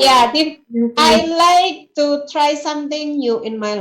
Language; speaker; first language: English; non-native, learner; Indonesian